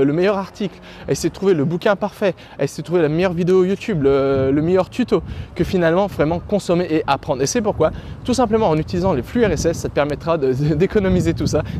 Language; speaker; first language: French; native; French